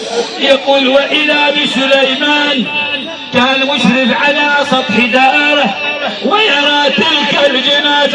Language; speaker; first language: Arabic; native; Arabic